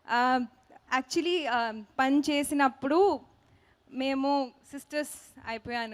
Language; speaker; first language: Telugu; non-native, fluent; Hindi